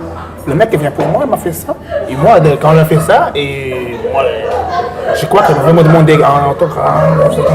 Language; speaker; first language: French; non-native, learner; Portuguese